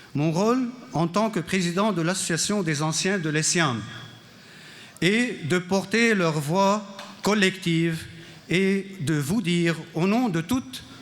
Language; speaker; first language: French; non-native, local second language; Arabic